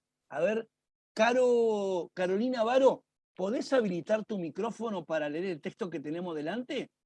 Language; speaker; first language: Spanish; native; Spanish